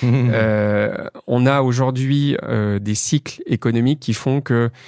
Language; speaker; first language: French; native; French